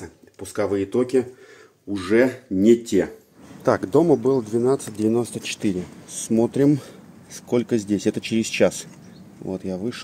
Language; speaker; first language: Russian; native; Russian